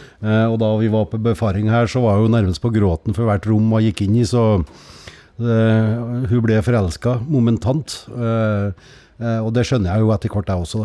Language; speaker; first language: Norwegian; native; Norwegian